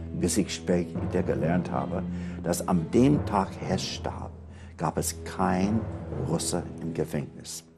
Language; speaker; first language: German; non-native, fluent; English